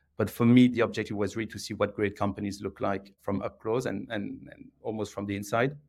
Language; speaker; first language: English; non-native, fluent; French